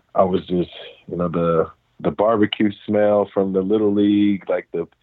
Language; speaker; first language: English; native; English